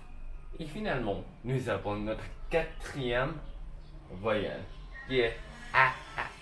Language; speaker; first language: French; non-native, learner; Chinese